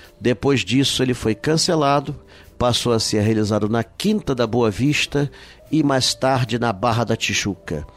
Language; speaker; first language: Portuguese; native; Portuguese